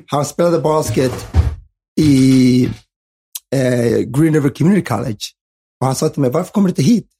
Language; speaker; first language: Swedish; early bilingual, other home language; Somali